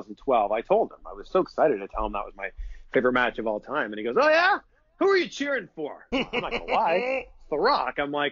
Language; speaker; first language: English; native; English